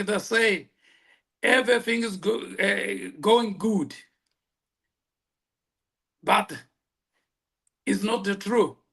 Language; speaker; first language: English; non-native, local second language; Portuguese